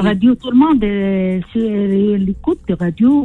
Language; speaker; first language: French; non-native, learner; Arabic